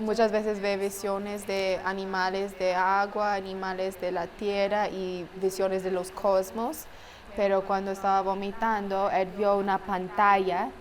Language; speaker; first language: Spanish; non-native, fluent; English